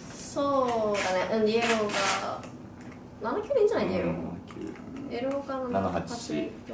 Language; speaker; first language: Japanese; native; Japanese